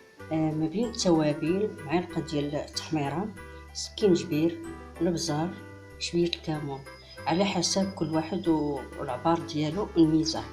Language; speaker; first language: Arabic; native; Arabic